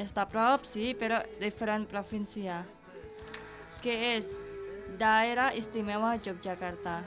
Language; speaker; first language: Catalan; non-native, learner; Indonesian